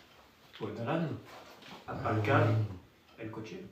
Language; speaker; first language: Spanish; non-native, learner; French